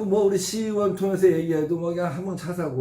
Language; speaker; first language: Korean; native; Korean